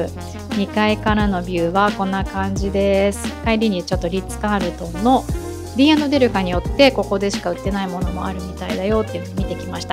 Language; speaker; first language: Japanese; native; Japanese